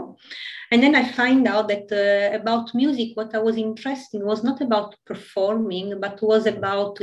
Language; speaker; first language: English; non-native, fluent; Italian